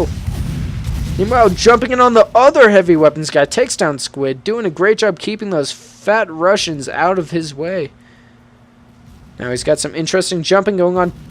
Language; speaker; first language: English; native; English